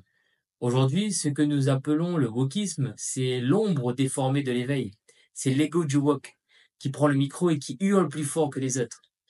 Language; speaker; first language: French; native; French